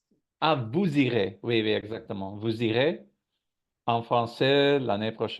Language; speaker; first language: French; non-native, learner; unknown